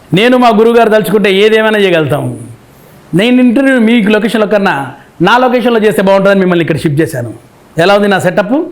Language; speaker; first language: Telugu; native; Telugu